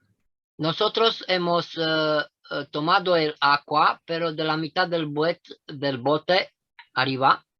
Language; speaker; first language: Spanish; non-native, fluent; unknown